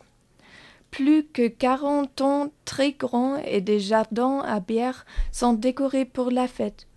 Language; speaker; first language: French; non-native, fluent; German